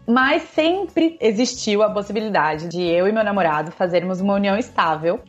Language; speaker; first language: Portuguese; native; Portuguese